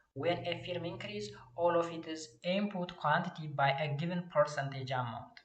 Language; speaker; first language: English; non-native, local second language; Amharic